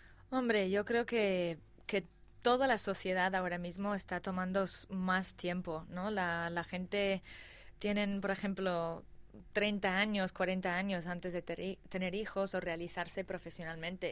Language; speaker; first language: Spanish; non-native, fluent; English